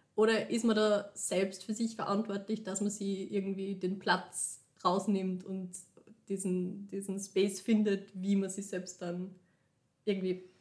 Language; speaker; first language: German; native; German